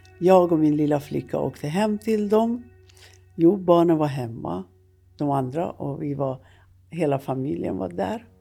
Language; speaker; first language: Swedish; non-native, fluent; Persian